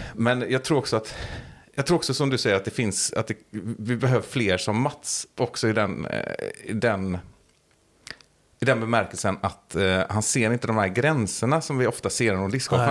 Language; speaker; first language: Swedish; native; Swedish